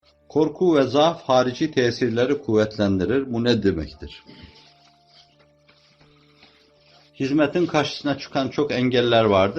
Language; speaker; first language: Turkish; native; Turkish